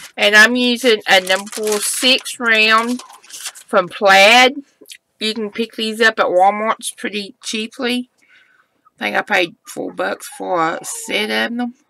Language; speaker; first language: English; native; English